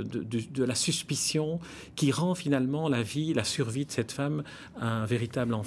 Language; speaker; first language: French; native; French